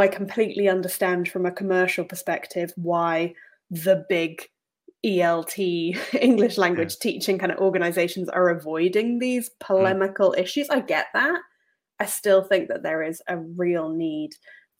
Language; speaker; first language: English; native; English